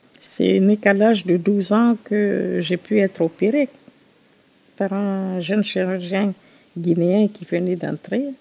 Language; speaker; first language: French; non-native, local second language; Susu